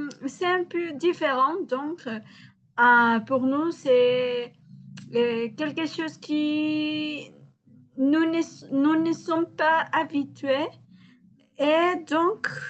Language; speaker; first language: French; non-native, learner; Spanish